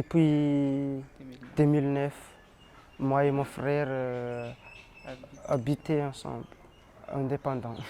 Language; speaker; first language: French; non-native, local second language; Malagasy